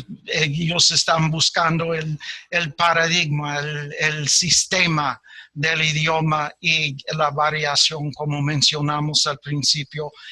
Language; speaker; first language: Spanish; non-native, fluent; English